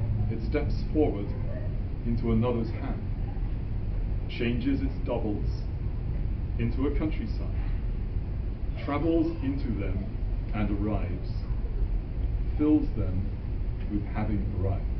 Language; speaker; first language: English; native; English